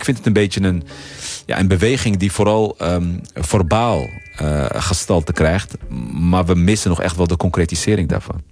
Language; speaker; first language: Dutch; early bilingual, other home language; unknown